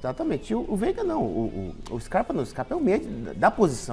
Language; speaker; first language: Portuguese; native; Portuguese